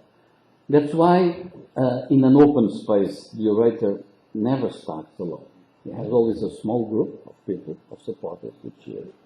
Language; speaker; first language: English; non-native, local second language; Portuguese